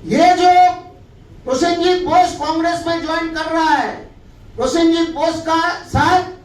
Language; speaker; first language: Hindi; non-native, local second language; Bangla